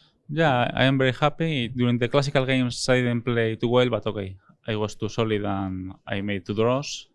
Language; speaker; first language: English; non-native, fluent; Spanish